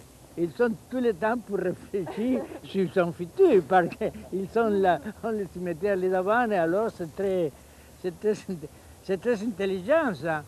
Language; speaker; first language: French; non-native, fluent; Spanish